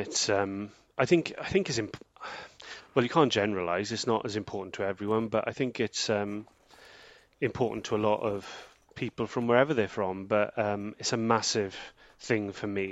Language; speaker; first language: English; native; English